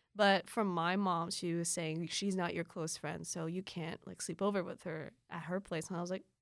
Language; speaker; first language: English; early bilingual, other home language; Filipino